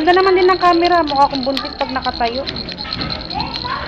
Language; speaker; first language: Filipino; native; Filipino